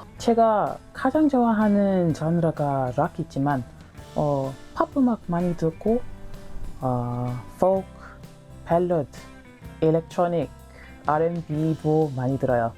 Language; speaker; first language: Korean; non-native, learner; English